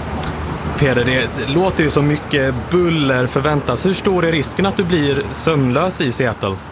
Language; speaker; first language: Swedish; native; Swedish